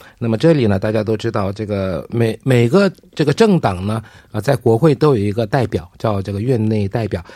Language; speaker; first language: Chinese; non-native, fluent; Korean